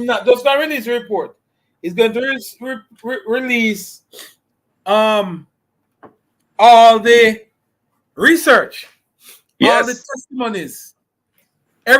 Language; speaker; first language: English; native; English